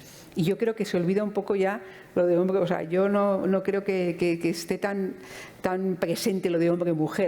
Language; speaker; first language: Spanish; native; Spanish